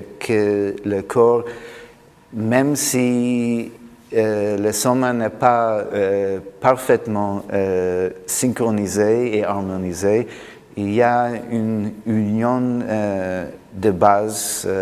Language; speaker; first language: French; non-native, fluent; English